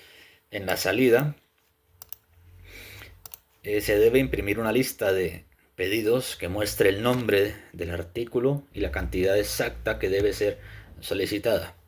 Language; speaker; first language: Spanish; native; Spanish